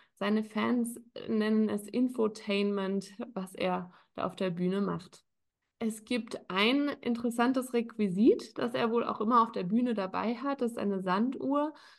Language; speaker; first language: German; native; German